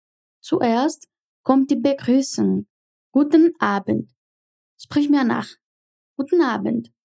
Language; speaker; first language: German; non-native, fluent; Portuguese